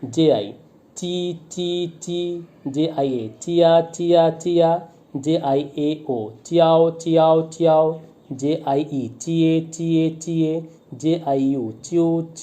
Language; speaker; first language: Chinese; non-native, fluent; Hindi